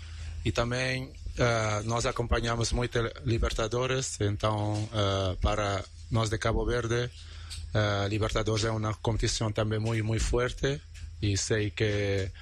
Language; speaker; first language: Spanish; non-native, learner; Portuguese